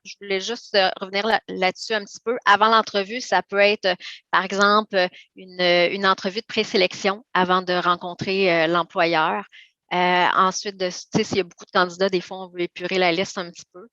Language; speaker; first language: French; native; French